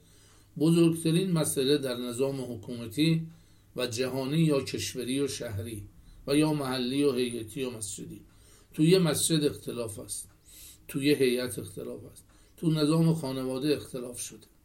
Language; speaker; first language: Persian; native; Persian